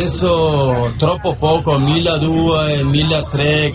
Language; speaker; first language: Italian; non-native, learner; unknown